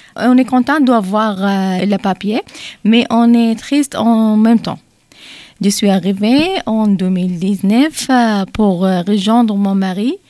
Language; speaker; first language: French; non-native, learner; Arabic